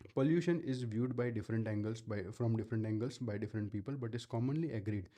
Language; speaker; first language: English; non-native, local second language; Gujarati